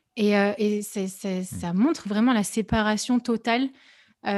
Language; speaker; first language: French; native; French